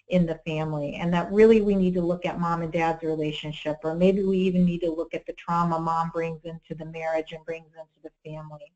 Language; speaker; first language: English; native; English